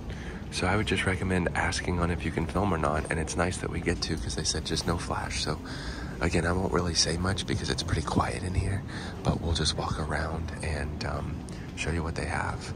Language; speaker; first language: English; native; English